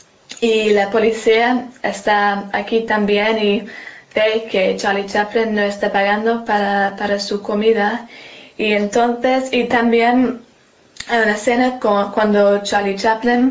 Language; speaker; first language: Spanish; non-native, learner; English